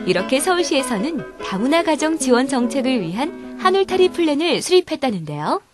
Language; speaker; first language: Korean; native; Korean